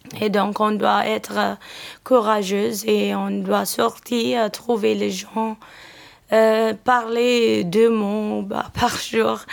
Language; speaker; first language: French; non-native, learner; Amharic